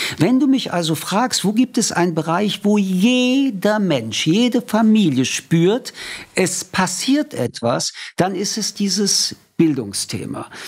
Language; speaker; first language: German; early bilingual, other home language; French